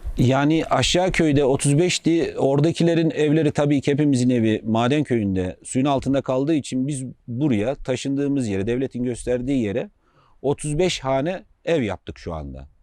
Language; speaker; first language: Turkish; native; Turkish